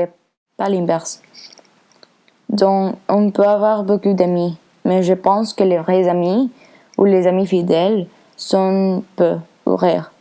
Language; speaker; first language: French; non-native, learner; Spanish